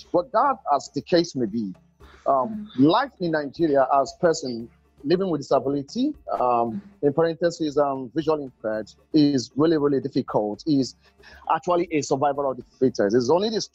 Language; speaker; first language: English; non-native, local second language; Igbo